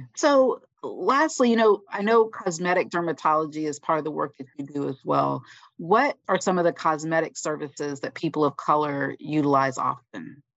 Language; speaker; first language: English; native; English